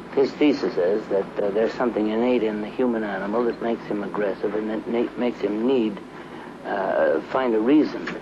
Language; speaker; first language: English; native; English